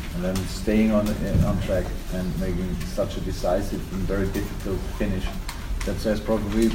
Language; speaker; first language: English; non-native, fluent; German